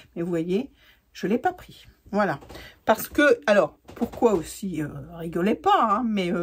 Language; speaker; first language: French; native; French